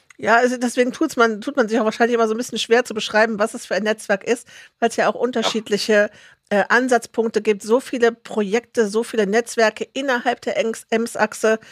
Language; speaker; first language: German; native; German